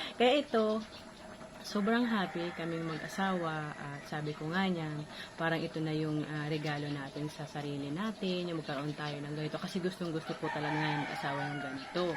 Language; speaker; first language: Filipino; non-native, local second language; Bikol